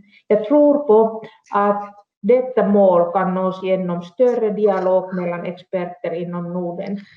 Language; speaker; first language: Swedish; non-native, local second language; Finnish